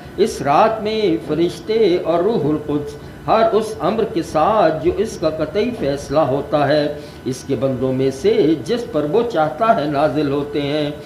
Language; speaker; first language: Urdu; native; Urdu